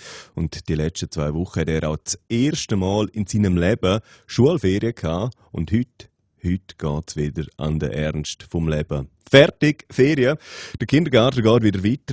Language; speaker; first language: German; native; German